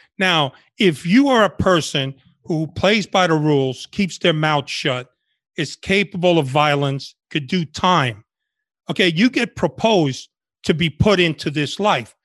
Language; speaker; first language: English; early bilingual, other home language; Spanish